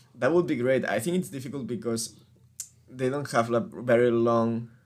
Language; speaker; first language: English; non-native, fluent; Spanish